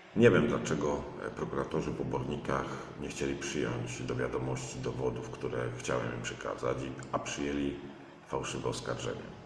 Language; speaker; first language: Polish; native; Polish